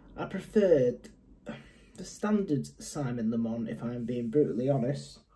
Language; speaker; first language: English; native; English